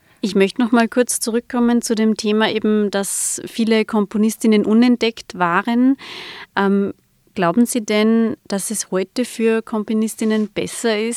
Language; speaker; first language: German; native; German